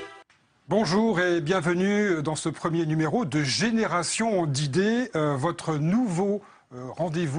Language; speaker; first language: French; native; French